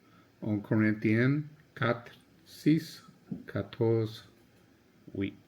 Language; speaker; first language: French; non-native, learner; English